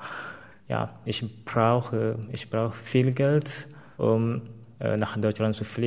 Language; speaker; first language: German; non-native, fluent; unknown